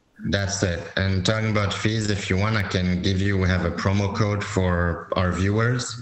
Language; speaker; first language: English; non-native, fluent; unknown